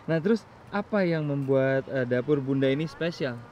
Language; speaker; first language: Indonesian; native; Indonesian